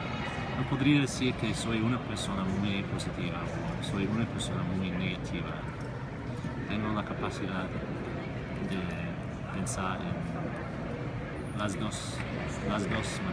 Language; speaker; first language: Spanish; non-native, fluent; English